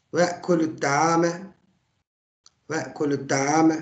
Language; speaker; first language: Arabic; non-native, fluent; Turkish